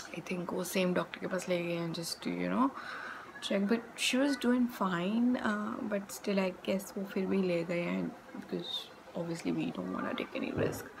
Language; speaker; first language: Hindi; native; Hindi